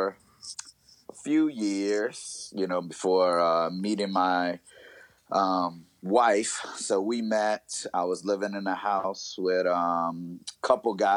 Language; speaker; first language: English; native; English